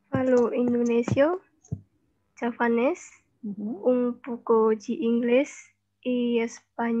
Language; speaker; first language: Portuguese; non-native, learner; Indonesian